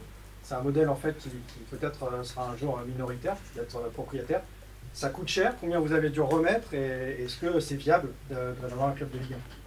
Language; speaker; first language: French; native; French